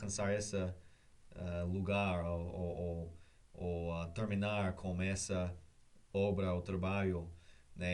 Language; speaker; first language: Portuguese; non-native, learner; English